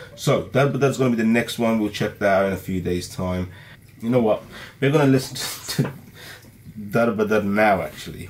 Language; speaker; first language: English; early bilingual, other home language; Urdu